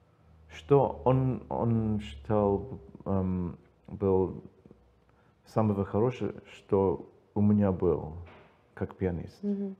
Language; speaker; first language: Russian; non-native, learner; English